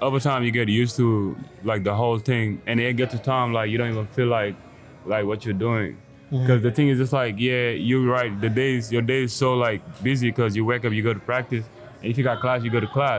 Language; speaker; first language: English; non-native, fluent; Wolof